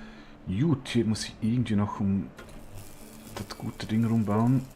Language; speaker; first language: German; native; German